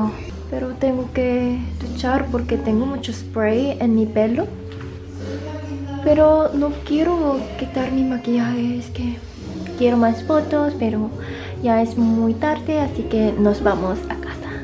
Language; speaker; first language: Spanish; non-native, learner; Korean